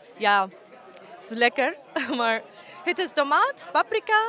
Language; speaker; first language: Dutch; non-native, learner; Arabic